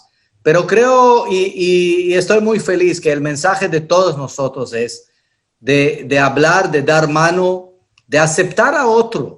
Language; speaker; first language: Spanish; non-native, fluent; Hebrew